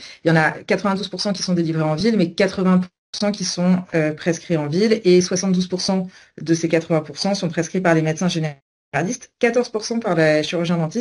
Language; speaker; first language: French; native; French